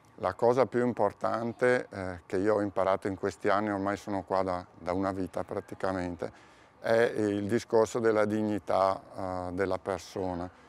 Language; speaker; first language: Italian; native; Italian